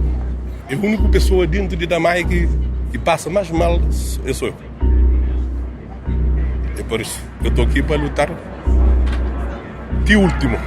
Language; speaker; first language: Portuguese; non-native, local second language; Kabuverdianu